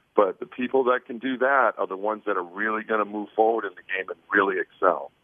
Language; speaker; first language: English; native; English